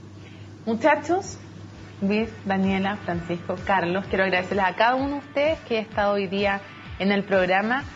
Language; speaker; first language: Spanish; native; Spanish